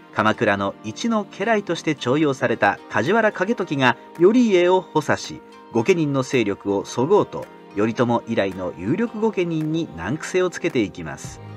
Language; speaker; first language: Japanese; native; Japanese